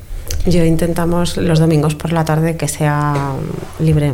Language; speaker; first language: Spanish; native; Spanish